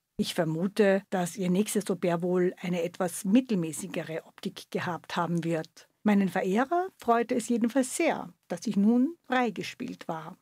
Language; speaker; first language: German; native; German